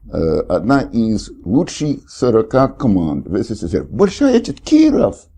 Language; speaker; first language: Russian; non-native, fluent; English